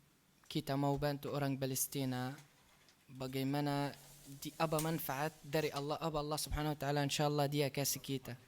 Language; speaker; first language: Indonesian; non-native, learner; Arabic